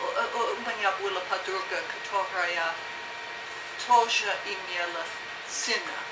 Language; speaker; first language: Russian; non-native, learner; English